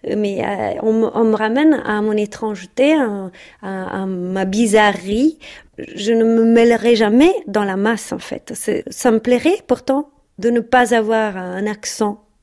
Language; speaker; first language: French; non-native, fluent; Italian